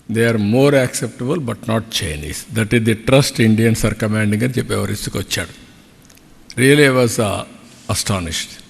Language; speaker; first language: Telugu; native; Telugu